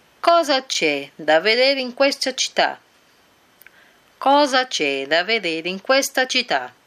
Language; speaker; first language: Italian; non-native, fluent; Portuguese